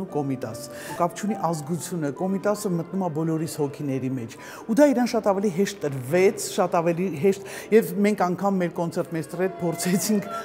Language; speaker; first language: Armenian; native; Armenian